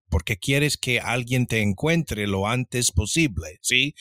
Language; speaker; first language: Spanish; early bilingual, other home language; English